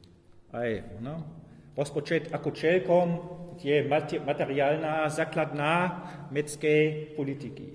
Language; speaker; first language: Slovak; non-native, learner; German